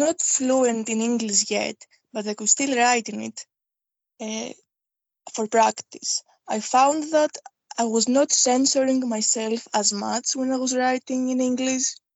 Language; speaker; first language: English; non-native, fluent; Greek